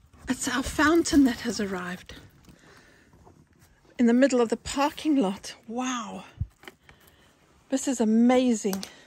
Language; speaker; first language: English; native; English